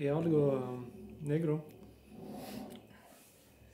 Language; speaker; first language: Spanish; non-native, learner; English